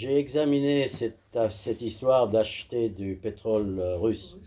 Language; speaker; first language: French; native; French